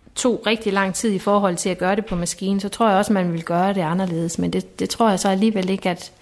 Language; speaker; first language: Danish; native; Danish